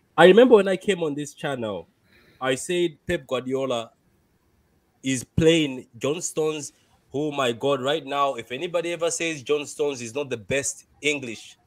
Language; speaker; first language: English; non-native, local second language; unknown